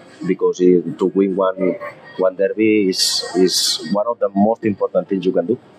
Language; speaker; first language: English; non-native, fluent; Spanish